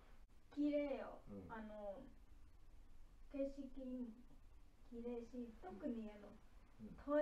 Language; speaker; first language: Japanese; non-native, learner; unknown